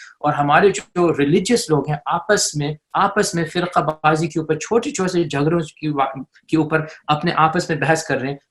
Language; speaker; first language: Urdu; early bilingual, heritage; Urdu